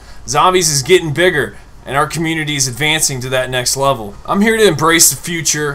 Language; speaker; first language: English; native; English